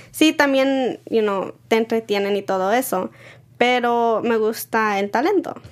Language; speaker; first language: Spanish; early bilingual, heritage; Spanish